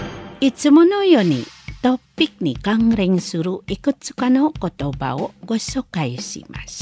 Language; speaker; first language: Japanese; non-native, fluent; Indonesian